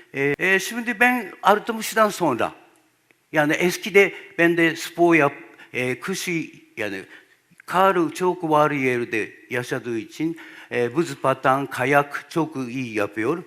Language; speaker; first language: Turkish; non-native, learner; Japanese